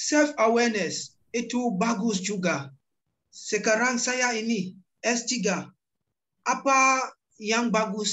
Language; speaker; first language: Indonesian; non-native, learner; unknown